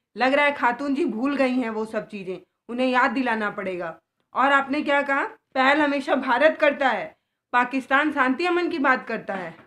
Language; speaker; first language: Hindi; native; Hindi